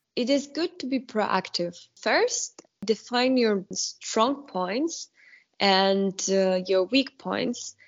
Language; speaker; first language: English; non-native, fluent; Polish